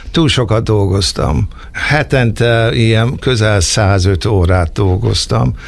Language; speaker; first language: Hungarian; early bilingual, heritage; Hungarian